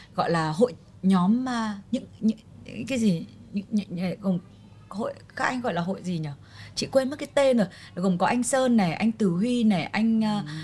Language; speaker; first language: Vietnamese; native; Vietnamese